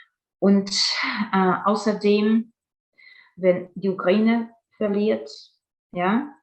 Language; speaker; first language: German; non-native, fluent; Ukrainian